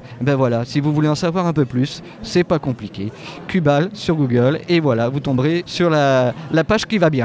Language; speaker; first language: French; native; French